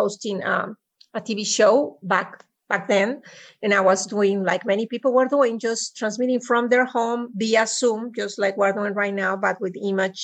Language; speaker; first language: English; non-native, fluent; Spanish